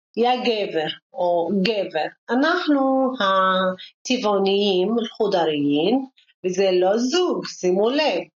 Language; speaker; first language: Hebrew; non-native, local second language; Arabic